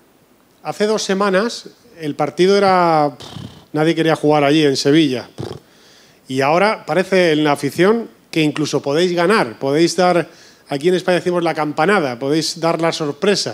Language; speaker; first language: Spanish; native; Spanish